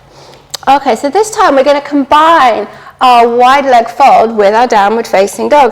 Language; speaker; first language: English; native; English